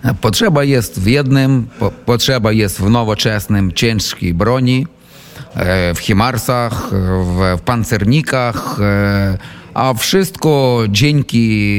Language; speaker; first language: Polish; non-native, learner; Ukrainian